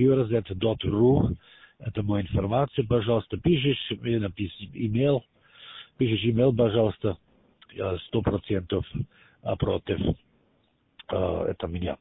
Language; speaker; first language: Russian; non-native, learner; German